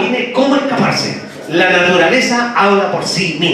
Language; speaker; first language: Spanish; native; Spanish